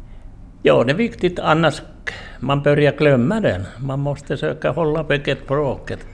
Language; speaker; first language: Swedish; non-native, learner; Finnish